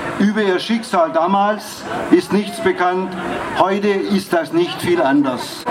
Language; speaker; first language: German; native; German